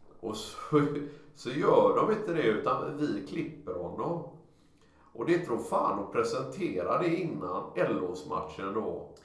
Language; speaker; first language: Swedish; native; Swedish